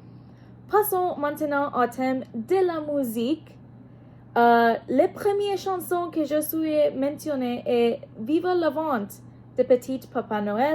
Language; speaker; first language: French; non-native, learner; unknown